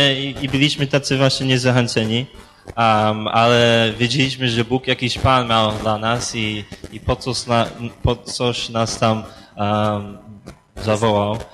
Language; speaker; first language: Polish; early bilingual, heritage; Polish